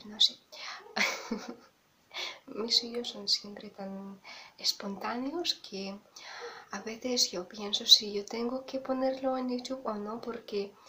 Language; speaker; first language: Spanish; non-native, fluent; Russian